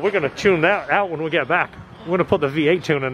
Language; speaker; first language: English; native; English